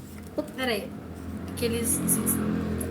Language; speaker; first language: Portuguese; native; Portuguese